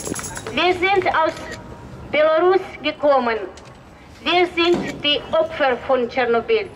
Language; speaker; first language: German; non-native, learner; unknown